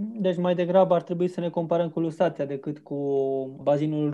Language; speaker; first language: Romanian; native; Romanian